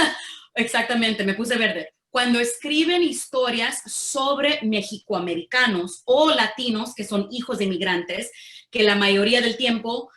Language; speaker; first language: Spanish; early bilingual, heritage; Spanish